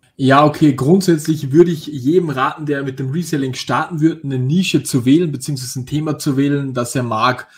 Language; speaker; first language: German; native; German